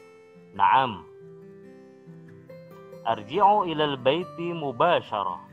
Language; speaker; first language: Arabic; non-native, fluent; Indonesian